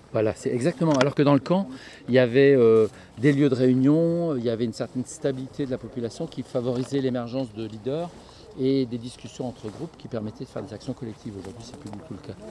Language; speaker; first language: French; native; French